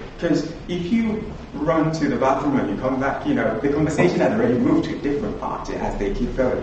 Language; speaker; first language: English; non-native, local second language; Yoruba